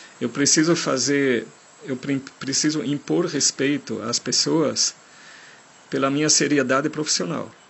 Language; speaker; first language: Portuguese; non-native, fluent; German